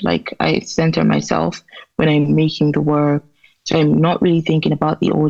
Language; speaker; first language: English; non-native, local second language; Igbo